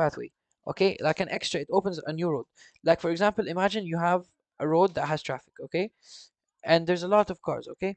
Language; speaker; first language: English; non-native, fluent; Arabic